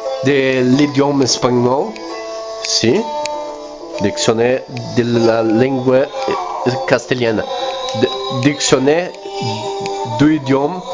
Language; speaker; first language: French; non-native, learner; Spanish